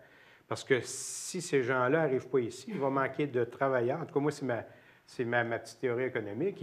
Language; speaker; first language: French; native; French